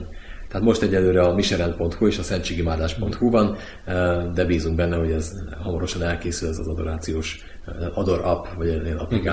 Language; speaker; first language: Hungarian; native; Hungarian